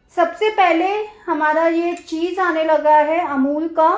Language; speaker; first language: Hindi; native; Hindi